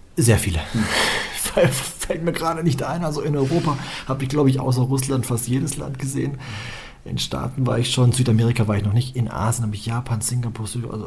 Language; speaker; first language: German; native; German